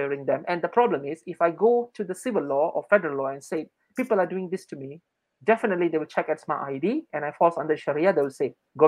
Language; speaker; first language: English; non-native, local second language; Malay